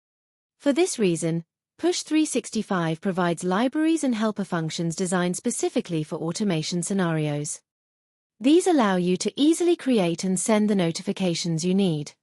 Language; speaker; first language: English; non-native, fluent; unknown